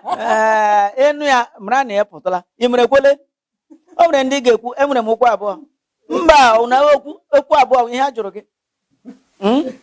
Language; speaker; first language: Igbo; non-native, local second language; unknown